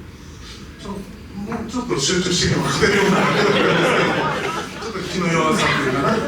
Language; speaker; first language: Japanese; native; Japanese